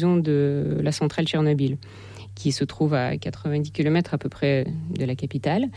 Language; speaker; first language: French; non-native, fluent; Russian